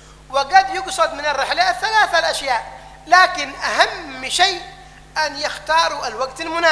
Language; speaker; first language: Arabic; native; Arabic